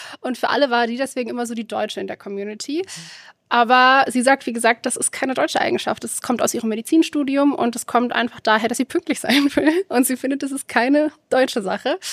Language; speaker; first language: German; early bilingual, other home language; Arabic